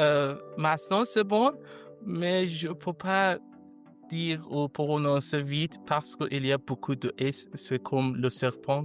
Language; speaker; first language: French; non-native, learner; Persian